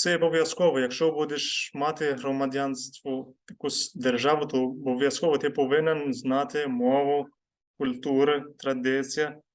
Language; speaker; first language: Ukrainian; non-native, fluent; Arabic